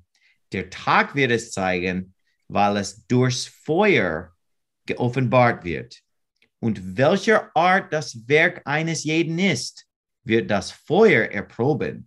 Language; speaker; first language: German; non-native, fluent; English